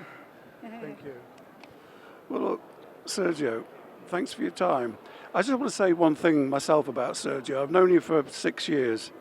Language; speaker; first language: English; native; English